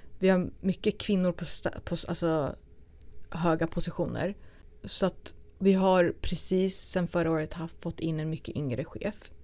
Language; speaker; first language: Swedish; early bilingual, other home language; Turoyo